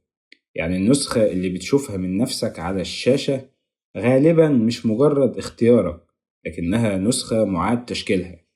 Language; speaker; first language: Arabic; native; Arabic